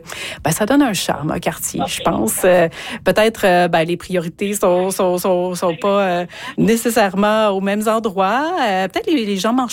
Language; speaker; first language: French; native; French